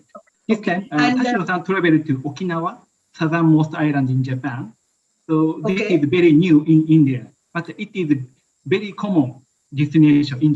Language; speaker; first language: English; non-native, learner; Japanese